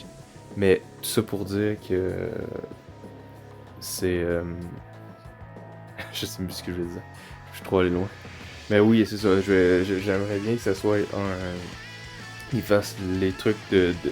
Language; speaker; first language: French; native; French